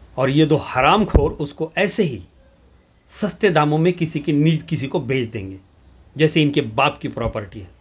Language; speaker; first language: Hindi; native; Hindi